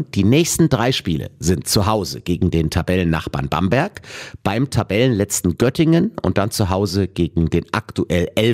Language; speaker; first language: German; native; German